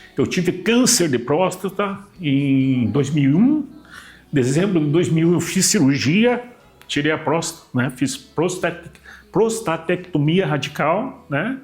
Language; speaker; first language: Portuguese; native; Portuguese